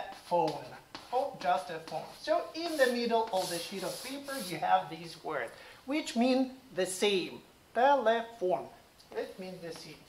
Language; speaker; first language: English; non-native, fluent; Ukrainian